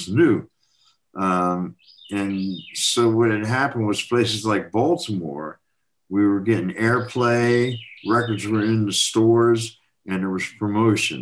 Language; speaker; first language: English; native; English